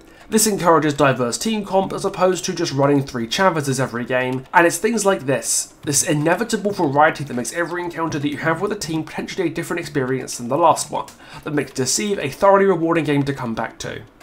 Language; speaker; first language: English; native; English